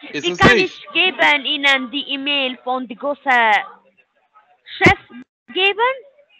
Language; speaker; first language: German; non-native, learner; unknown